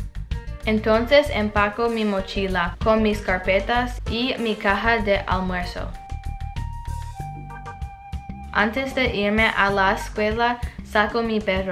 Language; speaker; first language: Spanish; non-native, learner; English